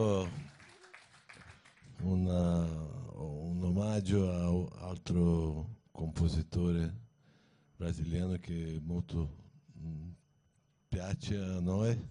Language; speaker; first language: Italian; non-native, learner; Portuguese